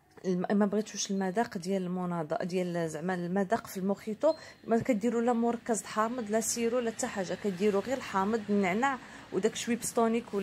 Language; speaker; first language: Arabic; native; Arabic